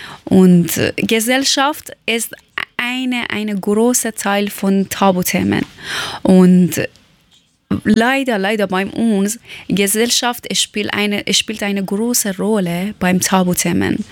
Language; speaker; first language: German; non-native, learner; Persian